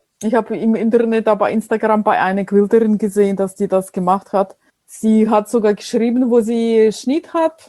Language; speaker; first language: German; non-native, fluent; Russian